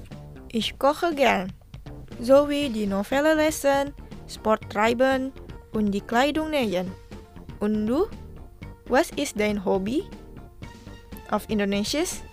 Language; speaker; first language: German; non-native, fluent; Indonesian